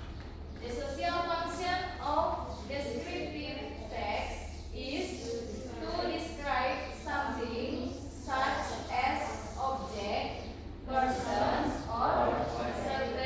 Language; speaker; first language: English; non-native, learner; Indonesian